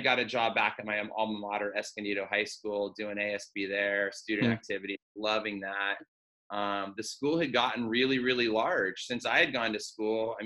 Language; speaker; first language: English; native; English